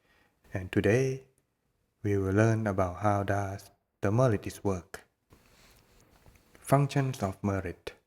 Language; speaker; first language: English; non-native, fluent; Thai